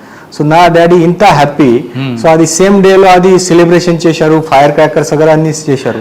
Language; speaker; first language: Telugu; non-native, learner; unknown